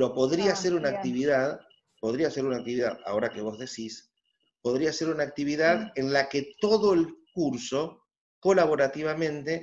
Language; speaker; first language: Spanish; native; Spanish